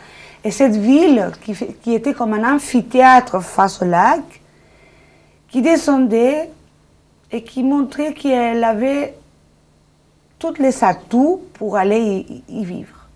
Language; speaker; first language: French; non-native, fluent; Spanish